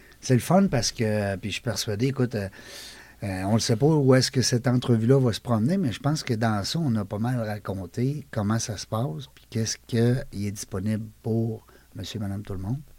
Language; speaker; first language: French; native; French